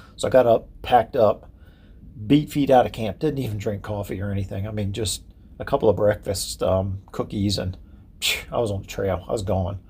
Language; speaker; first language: English; native; English